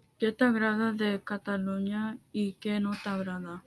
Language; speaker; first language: Catalan; non-native, learner; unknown